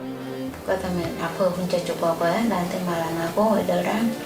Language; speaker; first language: Korean; non-native, learner; Khmer